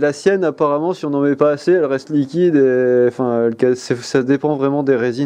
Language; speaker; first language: French; native; French